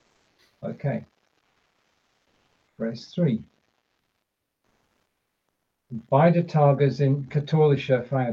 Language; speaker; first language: German; non-native, fluent; English